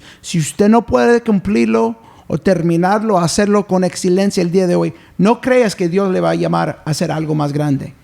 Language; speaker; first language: Spanish; early bilingual, heritage; English